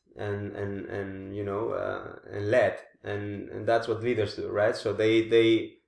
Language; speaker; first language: English; non-native, fluent; Spanish